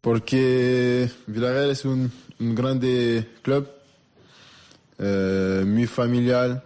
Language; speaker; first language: Spanish; non-native, learner; French